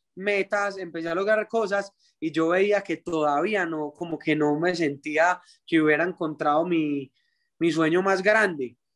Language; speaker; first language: Spanish; native; Spanish